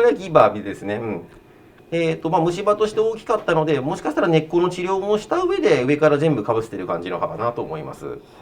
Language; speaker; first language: Japanese; native; Japanese